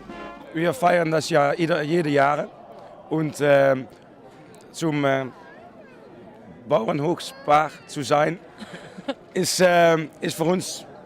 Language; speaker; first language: German; non-native, learner; Dutch